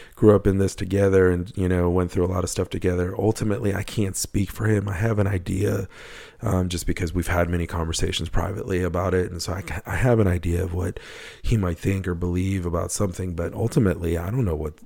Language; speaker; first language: English; native; English